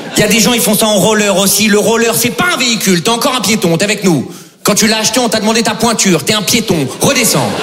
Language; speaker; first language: French; native; French